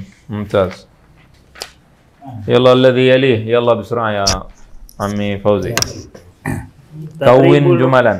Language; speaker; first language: Arabic; non-native, fluent; Indonesian